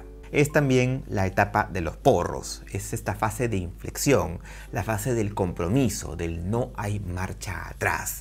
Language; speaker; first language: Spanish; native; Spanish